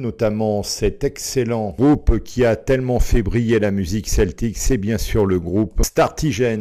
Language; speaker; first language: French; native; French